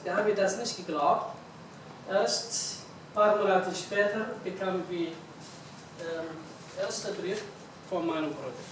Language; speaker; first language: German; non-native, fluent; Arabic